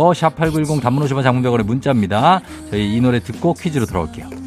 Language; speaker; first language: Korean; native; Korean